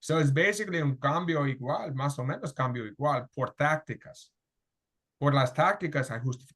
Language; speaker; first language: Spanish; non-native, fluent; English